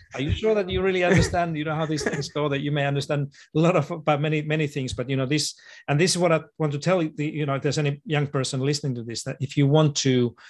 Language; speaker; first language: English; non-native, fluent; Finnish